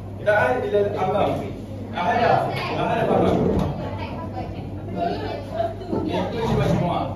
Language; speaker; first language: Arabic; non-native, learner; Malay